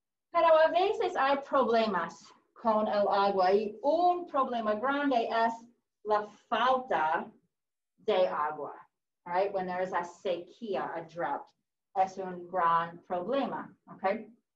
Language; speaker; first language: Spanish; non-native, fluent; English